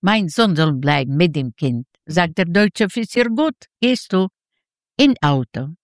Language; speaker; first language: German; non-native, learner; Yiddish